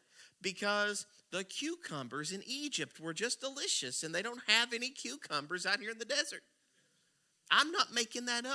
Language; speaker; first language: English; native; English